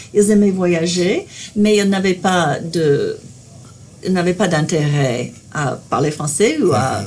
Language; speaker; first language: French; non-native, fluent; English